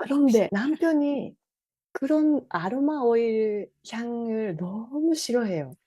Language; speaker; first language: Korean; non-native, fluent; Japanese